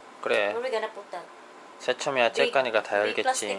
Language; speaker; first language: Korean; native; Korean